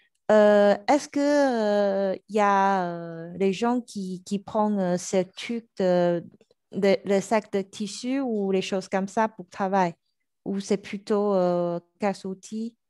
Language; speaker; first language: French; non-native, learner; Chinese